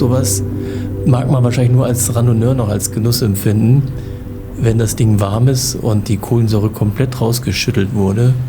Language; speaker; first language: German; native; German